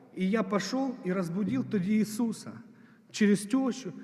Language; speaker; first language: Ukrainian; non-native, local second language; Russian